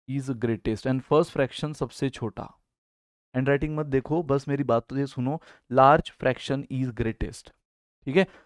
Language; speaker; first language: Hindi; native; Hindi